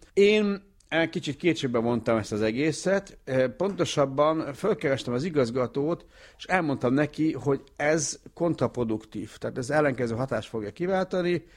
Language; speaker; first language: Hungarian; early bilingual, heritage; Hungarian